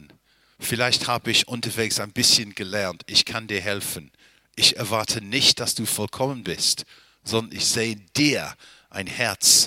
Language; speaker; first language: German; non-native, fluent; English